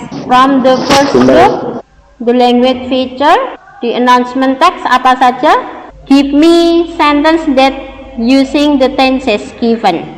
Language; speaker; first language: English; non-native, learner; Indonesian